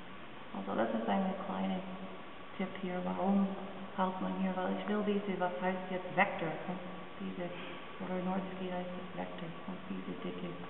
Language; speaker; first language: German; non-native, learner; English